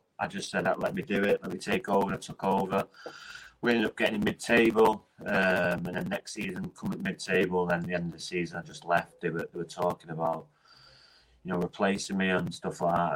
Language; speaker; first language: English; native; English